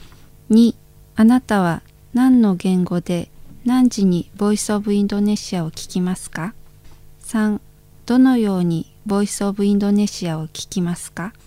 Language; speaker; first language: Japanese; non-native, fluent; Indonesian